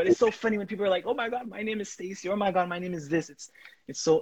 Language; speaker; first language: English; non-native, fluent; Haitian Creole